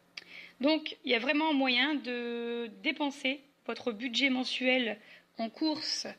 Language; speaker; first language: French; native; French